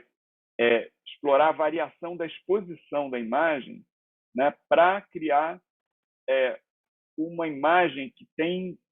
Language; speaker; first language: Portuguese; native; Portuguese